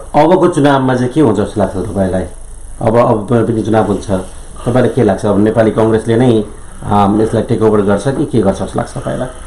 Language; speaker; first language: Nepali; native; Nepali